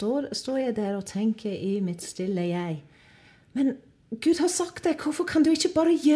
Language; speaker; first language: Norwegian; non-native, fluent; English